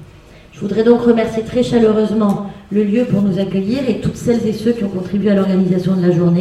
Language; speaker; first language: French; native; French